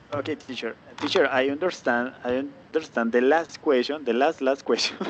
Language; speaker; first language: English; non-native, learner; Spanish